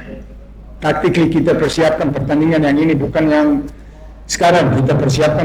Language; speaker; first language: Indonesian; non-native, fluent; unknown